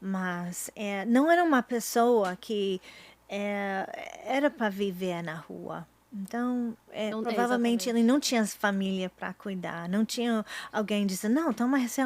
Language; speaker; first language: Portuguese; non-native, fluent; English